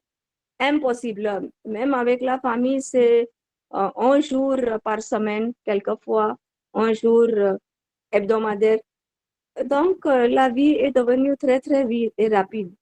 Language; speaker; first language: French; non-native, learner; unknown